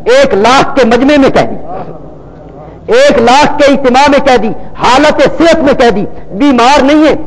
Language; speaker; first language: Urdu; non-native, local second language; Punjabi